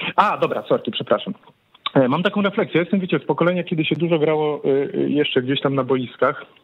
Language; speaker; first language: Polish; native; Polish